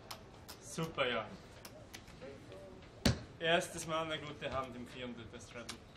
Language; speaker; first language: German; native; German